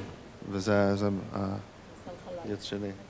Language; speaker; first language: Hebrew; non-native, fluent; English